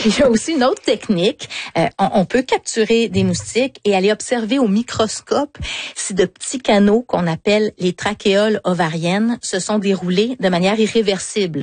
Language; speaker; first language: French; native; French